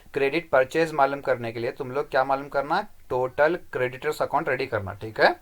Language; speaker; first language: Hindi; non-native, local second language; Kannada